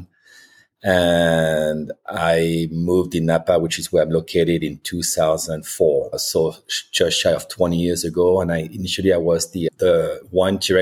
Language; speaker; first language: English; non-native, fluent; French